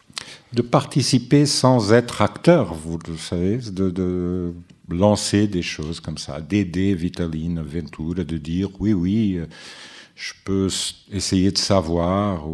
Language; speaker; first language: French; non-native, fluent; Portuguese